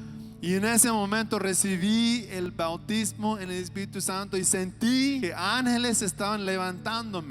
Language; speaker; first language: Spanish; non-native, fluent; English